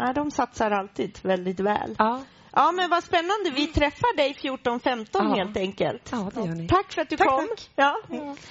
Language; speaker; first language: Swedish; native; Swedish